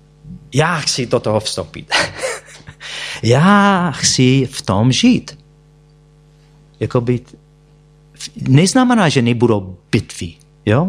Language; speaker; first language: Czech; non-native, fluent; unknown